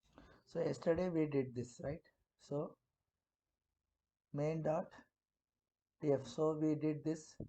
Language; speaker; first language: English; non-native, local second language; Kannada